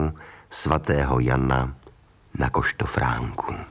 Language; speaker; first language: Czech; native; Czech